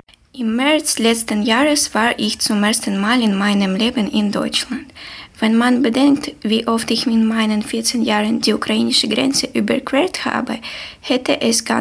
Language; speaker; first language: German; non-native, learner; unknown